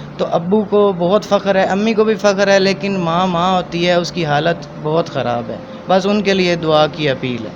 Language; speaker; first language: Urdu; non-native, local second language; Punjabi